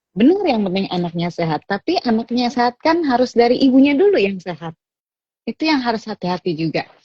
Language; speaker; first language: Indonesian; native; Indonesian